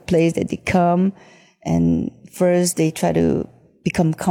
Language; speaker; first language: English; non-native, fluent; Japanese